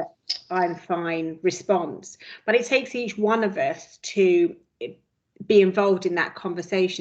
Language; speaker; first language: English; native; English